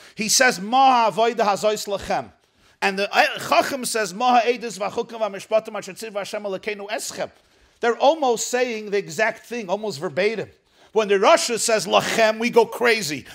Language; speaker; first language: English; native; English